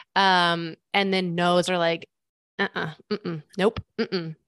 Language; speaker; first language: English; native; English